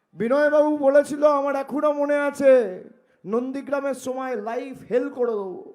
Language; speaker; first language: Bangla; native; Bangla